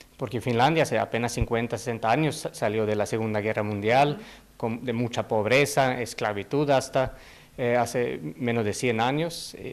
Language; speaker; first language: Spanish; non-native, fluent; Finnish